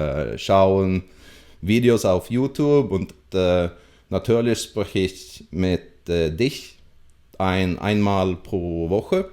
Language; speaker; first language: German; non-native, learner; Swedish